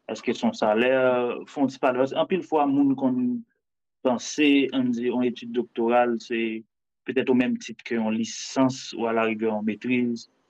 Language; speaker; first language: French; non-native, local second language; Haitian Creole